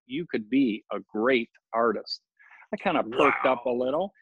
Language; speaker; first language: English; native; English